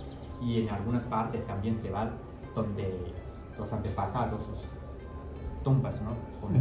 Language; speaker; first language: Spanish; non-native, fluent; Chinese